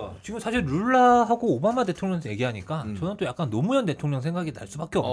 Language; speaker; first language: Korean; native; Korean